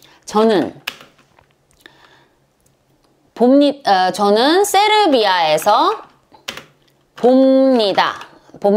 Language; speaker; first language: Korean; non-native, learner; Serbian